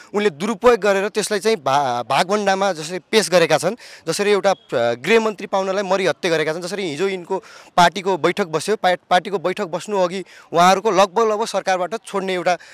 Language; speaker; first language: Nepali; native; Nepali